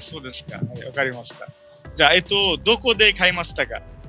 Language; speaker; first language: Japanese; non-native, fluent; Bangla